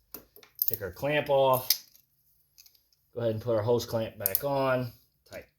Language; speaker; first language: English; native; English